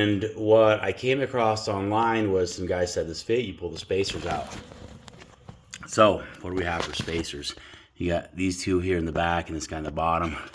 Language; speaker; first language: English; native; English